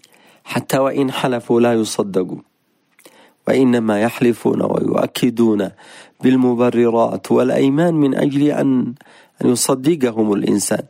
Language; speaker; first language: Arabic; native; Arabic